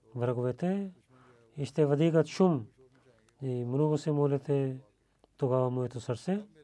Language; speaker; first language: Bulgarian; non-native, learner; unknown